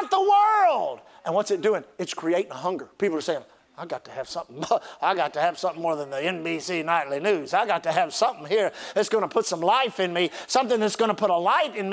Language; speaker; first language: English; native; English